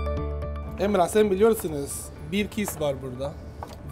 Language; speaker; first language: Turkish; non-native, learner; Italian